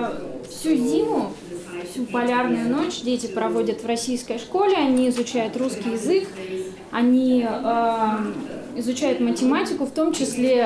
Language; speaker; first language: Russian; native; Russian